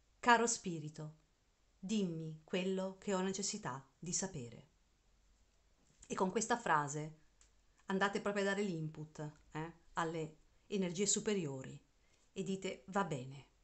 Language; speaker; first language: Italian; native; Italian